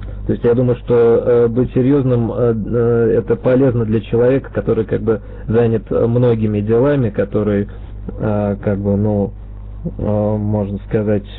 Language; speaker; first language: Russian; native; Russian